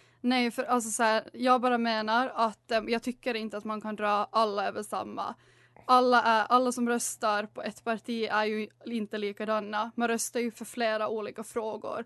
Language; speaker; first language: Swedish; native; Swedish